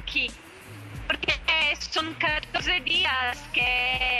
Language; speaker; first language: Spanish; non-native, fluent; Italian